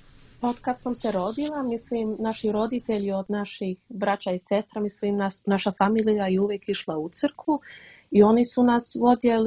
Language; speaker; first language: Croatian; early bilingual, heritage; Dutch